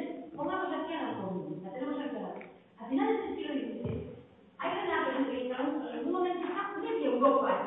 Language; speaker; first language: Spanish; native; Spanish